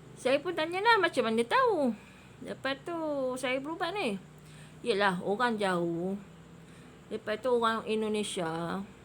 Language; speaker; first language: Malay; native; Malay